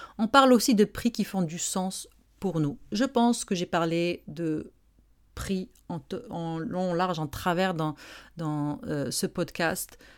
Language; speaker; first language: French; non-native, local second language; Arabic